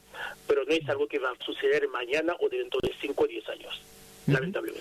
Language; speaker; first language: Spanish; non-native, fluent; Haitian Creole